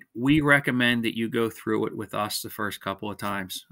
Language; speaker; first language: English; native; English